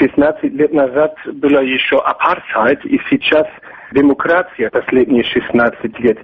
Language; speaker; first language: Russian; non-native, learner; German